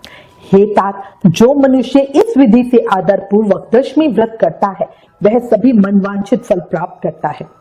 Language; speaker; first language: Hindi; native; Hindi